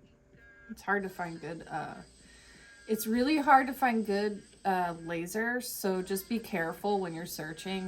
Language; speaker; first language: English; native; English